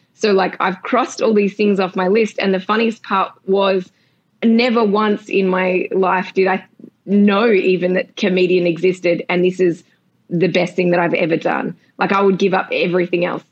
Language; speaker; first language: English; native; English